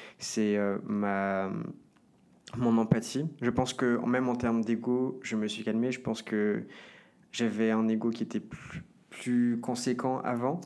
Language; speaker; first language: French; non-native, fluent; Portuguese